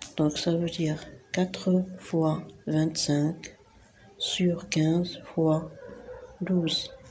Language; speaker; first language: French; non-native, local second language; Arabic